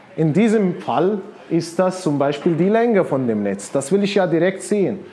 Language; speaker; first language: German; non-native, fluent; Arabic